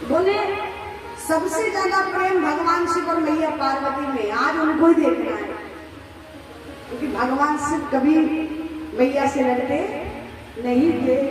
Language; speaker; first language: Hindi; native; Hindi